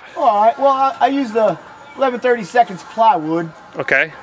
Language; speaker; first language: English; native; English